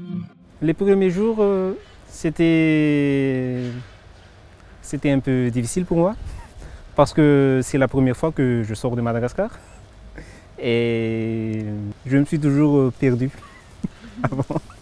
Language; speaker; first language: French; non-native, local second language; Malagasy